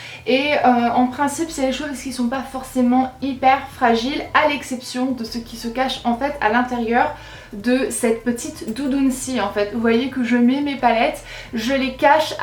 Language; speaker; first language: French; native; French